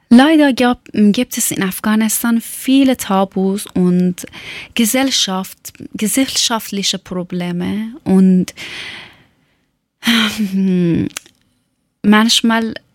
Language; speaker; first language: German; non-native, learner; Persian